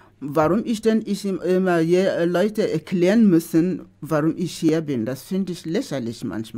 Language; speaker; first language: German; non-native, fluent; Igbo